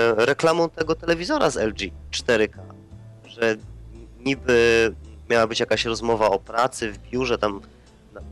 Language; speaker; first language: Polish; native; Polish